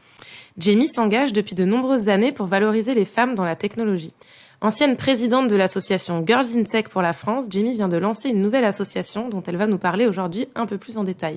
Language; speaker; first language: French; native; French